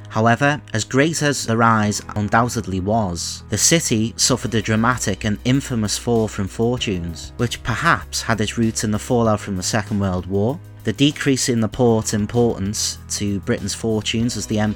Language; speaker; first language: English; native; English